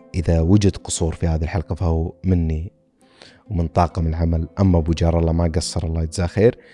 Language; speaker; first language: Arabic; native; Arabic